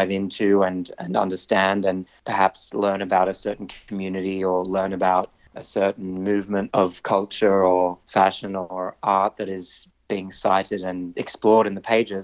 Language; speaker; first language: English; native; English